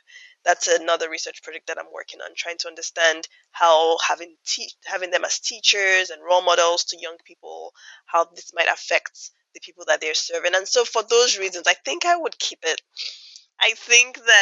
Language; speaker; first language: English; non-native, local second language; Yoruba